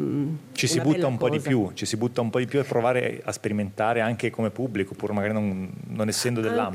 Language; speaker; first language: Italian; native; Italian